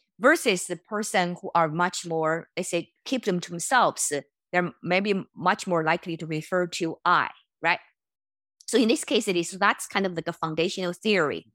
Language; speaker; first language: English; non-native, fluent; Chinese